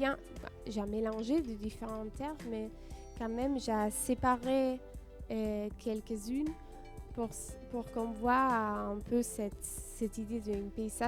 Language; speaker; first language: French; non-native, fluent; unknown